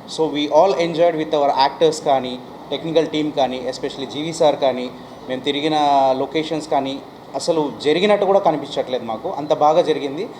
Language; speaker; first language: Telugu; native; Telugu